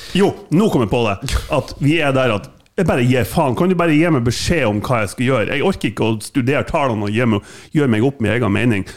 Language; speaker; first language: Norwegian; non-native, fluent; German